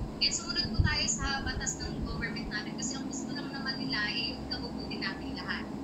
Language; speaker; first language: Filipino; non-native, local second language; Iloko